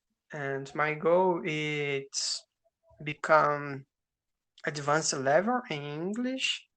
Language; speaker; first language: English; non-native, learner; Portuguese